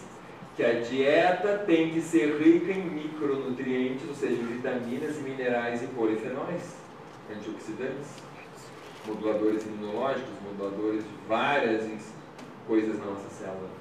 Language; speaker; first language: Portuguese; native; Portuguese